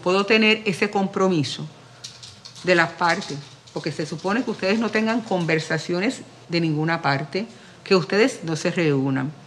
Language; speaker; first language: Spanish; native; Spanish